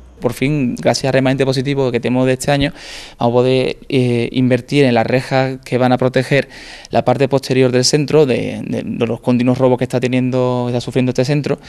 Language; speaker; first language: Spanish; native; Spanish